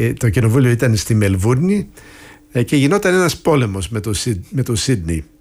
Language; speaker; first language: Greek; early bilingual, heritage; Greek